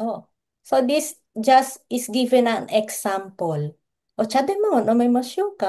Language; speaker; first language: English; non-native, local second language; Filipino